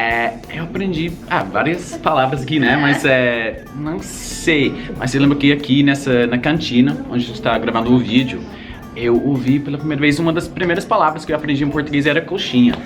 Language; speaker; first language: Portuguese; non-native, fluent; English